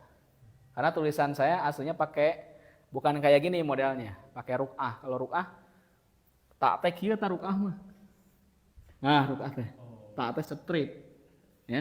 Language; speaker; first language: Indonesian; non-native, local second language; Sundanese